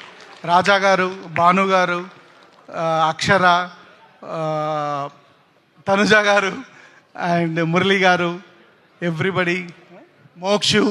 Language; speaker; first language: Telugu; native; Telugu